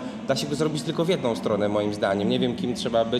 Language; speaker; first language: Polish; native; Polish